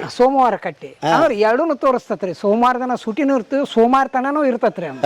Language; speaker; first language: Kannada; native; Kannada